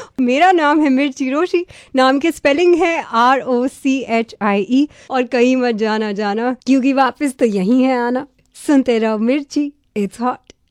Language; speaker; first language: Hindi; early bilingual, heritage; Hindi